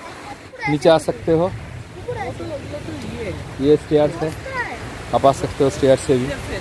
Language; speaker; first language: Hindi; non-native, local second language; Bangla